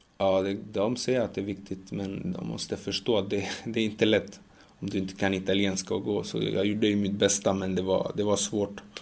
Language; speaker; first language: Swedish; early bilingual, other home language; Macedonian